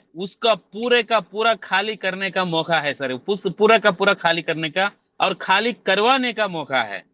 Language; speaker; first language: Hindi; non-native, local second language; Telugu